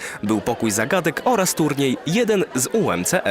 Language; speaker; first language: Polish; native; Polish